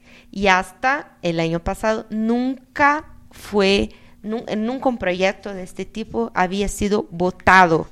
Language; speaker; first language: Spanish; non-native, fluent; Portuguese